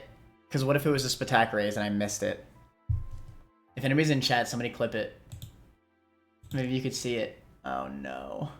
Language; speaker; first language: English; native; English